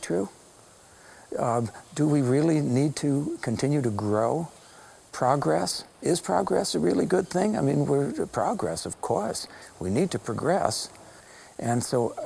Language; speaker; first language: English; native; English